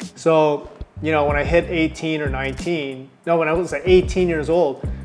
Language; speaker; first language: English; native; English